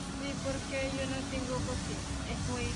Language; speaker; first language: Spanish; non-native, learner; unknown